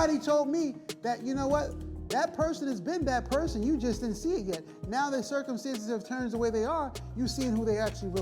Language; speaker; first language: English; native; English